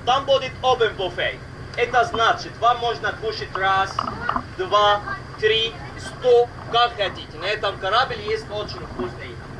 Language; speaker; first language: Russian; non-native, learner; Arabic